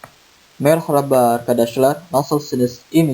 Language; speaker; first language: Turkish; non-native, fluent; Indonesian